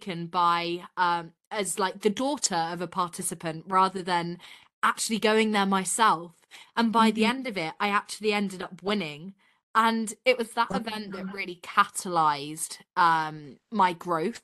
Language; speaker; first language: English; native; English